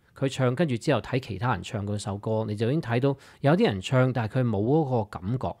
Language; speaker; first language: Cantonese; early bilingual, heritage; English